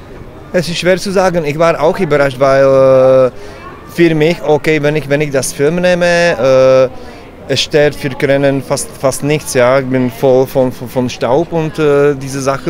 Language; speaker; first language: German; non-native, learner; Czech